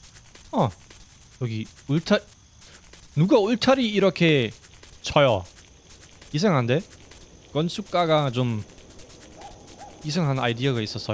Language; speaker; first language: Korean; non-native, fluent; German